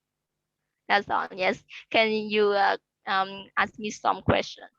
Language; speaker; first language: English; non-native, learner; Khmer